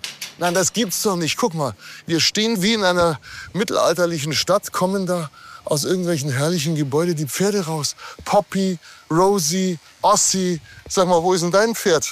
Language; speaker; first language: German; native; German